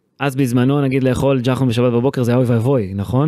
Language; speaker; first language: Hebrew; native; Hebrew